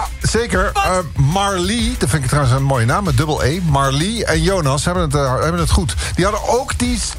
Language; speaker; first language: Dutch; native; Dutch